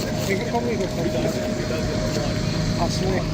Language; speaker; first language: Spanish; non-native, learner; English